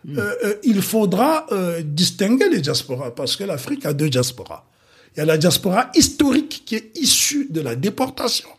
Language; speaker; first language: French; non-native, local second language; Kongo